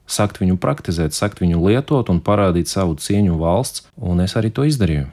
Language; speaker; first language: Latvian; non-native, local second language; Russian